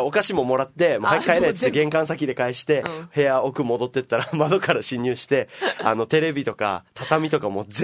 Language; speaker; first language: Japanese; native; Japanese